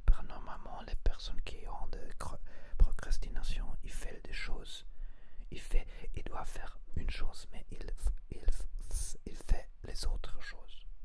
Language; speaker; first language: French; non-native, learner; Spanish